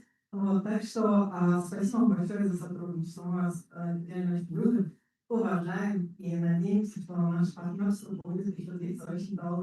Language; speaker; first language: Russian; native; Russian